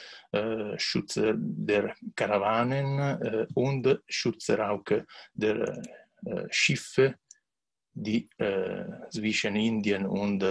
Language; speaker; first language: German; non-native, learner; Italian